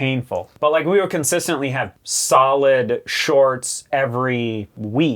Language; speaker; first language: English; native; English